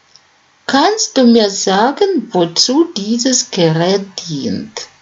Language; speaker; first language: German; non-native, fluent; Russian